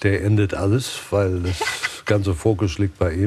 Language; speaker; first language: German; non-native, fluent; English